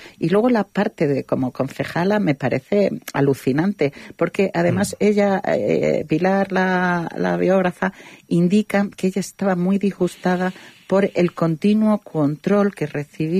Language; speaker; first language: Spanish; native; Spanish